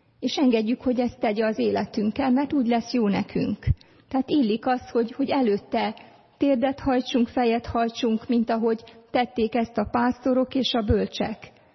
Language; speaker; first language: Hungarian; native; Hungarian